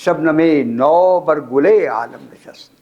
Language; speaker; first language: Persian; non-native, fluent; Urdu